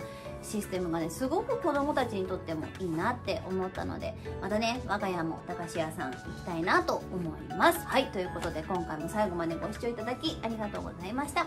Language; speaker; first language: Japanese; native; Japanese